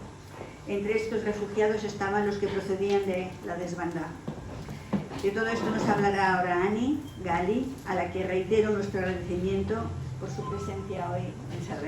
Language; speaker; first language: Spanish; native; Spanish